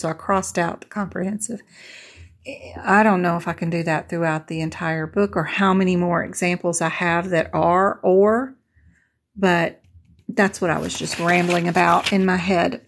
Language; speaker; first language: English; native; English